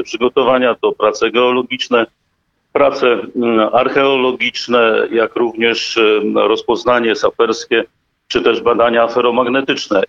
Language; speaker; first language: Polish; native; Polish